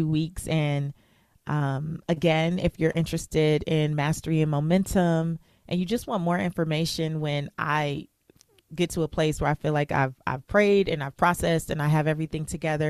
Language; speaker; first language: English; native; English